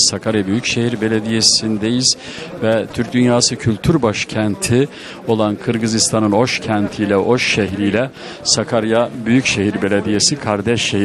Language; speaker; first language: Turkish; native; Turkish